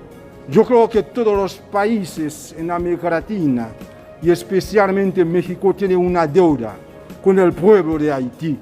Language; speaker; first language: Spanish; non-native, fluent; Haitian Creole